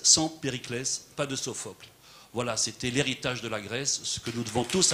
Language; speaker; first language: French; native; French